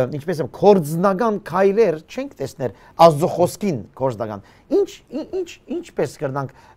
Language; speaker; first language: Armenian; early bilingual, heritage; Armenian